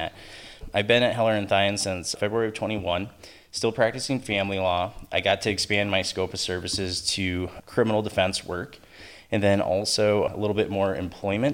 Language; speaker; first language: English; native; English